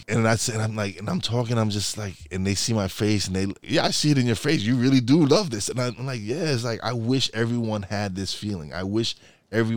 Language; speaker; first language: English; early bilingual, other home language; Spanish